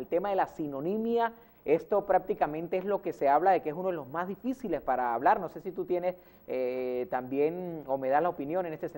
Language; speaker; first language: Spanish; native; Spanish